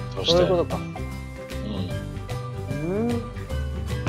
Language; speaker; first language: Japanese; native; Japanese